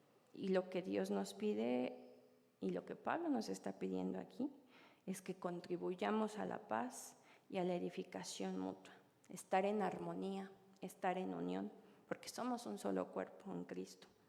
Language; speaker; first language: Spanish; native; Spanish